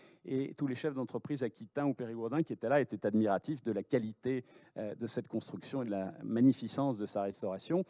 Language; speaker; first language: French; native; French